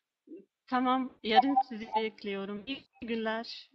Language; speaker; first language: Turkish; non-native, learner; Russian